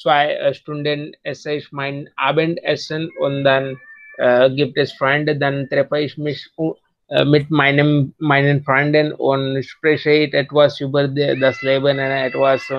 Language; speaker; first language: German; non-native, learner; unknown